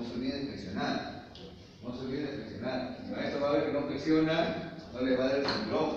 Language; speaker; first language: Spanish; native; Spanish